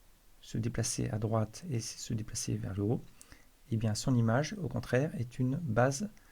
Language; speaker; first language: French; native; French